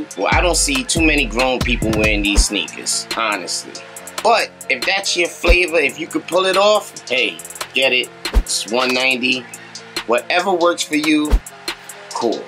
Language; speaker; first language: English; native; English